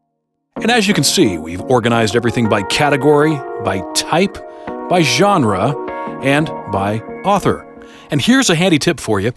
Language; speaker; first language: English; native; English